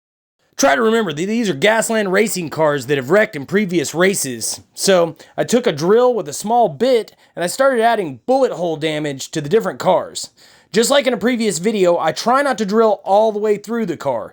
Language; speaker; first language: English; native; English